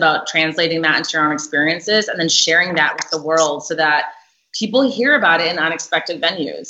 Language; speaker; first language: English; native; English